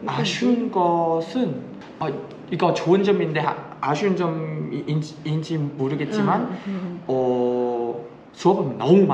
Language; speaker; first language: Korean; non-native, fluent; Vietnamese